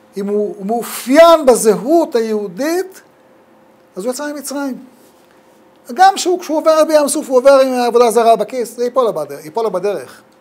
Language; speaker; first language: Hebrew; native; Hebrew